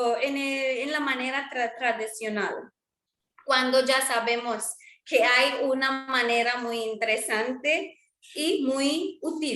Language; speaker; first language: Spanish; non-native, fluent; Marwari